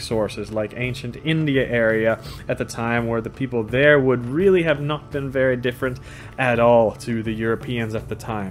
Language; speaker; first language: English; non-native, fluent; Swedish